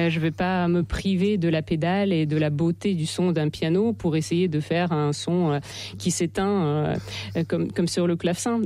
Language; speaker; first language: French; non-native, fluent; Russian